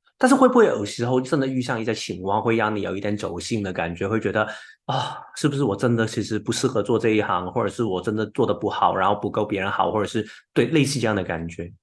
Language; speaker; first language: Chinese; non-native, local second language; Cantonese